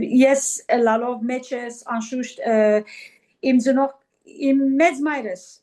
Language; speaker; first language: Armenian; early bilingual, heritage; Armenian